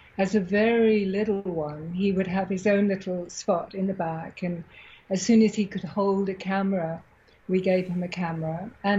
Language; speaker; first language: English; native; English